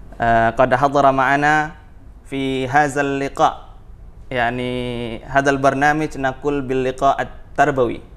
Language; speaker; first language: Arabic; non-native, fluent; Indonesian